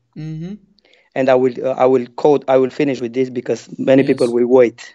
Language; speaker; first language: English; non-native, fluent; Romanian